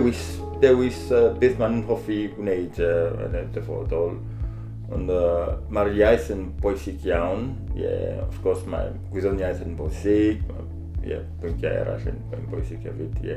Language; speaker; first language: Welsh; non-native, learner; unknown